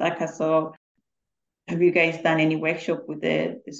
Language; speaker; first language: English; non-native, local second language; Bemba